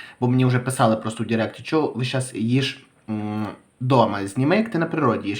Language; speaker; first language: Ukrainian; native; Ukrainian